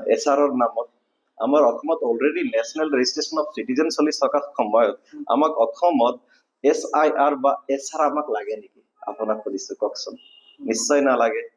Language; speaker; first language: Assamese; non-native, local second language; Nepali